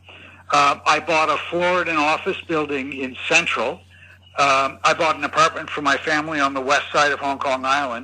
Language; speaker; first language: English; native; English